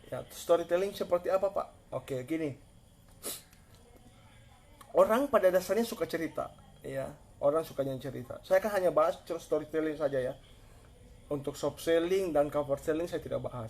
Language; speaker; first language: Indonesian; native; Indonesian